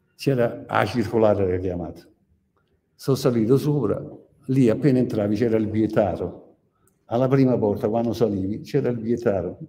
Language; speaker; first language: Italian; native; Italian